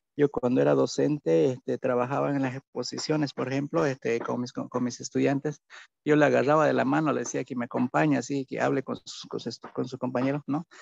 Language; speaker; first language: Spanish; native; Spanish